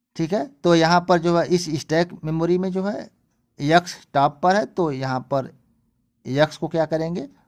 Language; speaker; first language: Hindi; native; Hindi